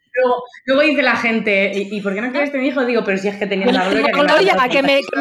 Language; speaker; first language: Spanish; native; Spanish